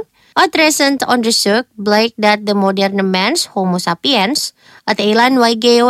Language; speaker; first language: Dutch; non-native, fluent; Indonesian